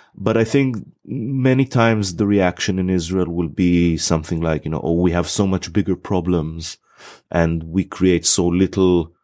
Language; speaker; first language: English; non-native, fluent; Hebrew